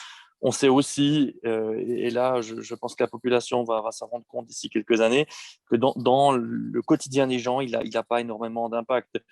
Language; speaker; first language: French; native; French